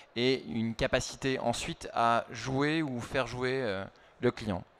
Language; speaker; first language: French; native; French